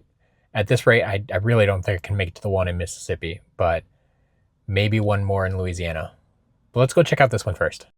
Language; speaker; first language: English; native; English